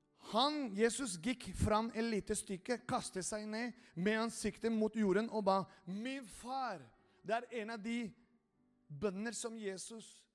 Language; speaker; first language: Norwegian; non-native, fluent; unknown